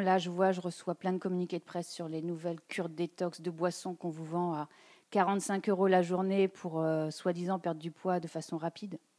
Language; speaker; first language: French; native; French